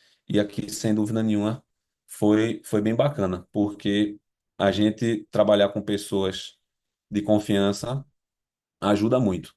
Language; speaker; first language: Portuguese; native; Portuguese